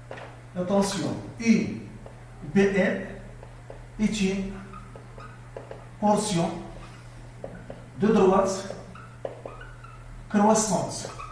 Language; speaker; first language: French; non-native, local second language; Arabic